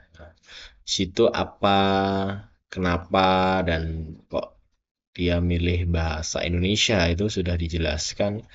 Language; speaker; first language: Indonesian; native; Indonesian